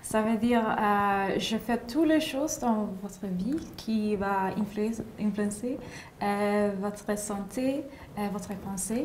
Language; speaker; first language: French; non-native, learner; English